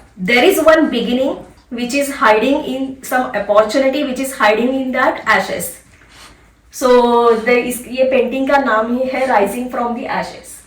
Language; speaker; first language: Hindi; non-native, local second language; Marathi